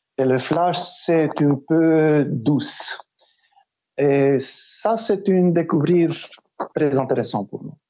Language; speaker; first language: French; non-native, fluent; Romanian